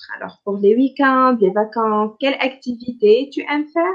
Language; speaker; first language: French; non-native, local second language; Arabic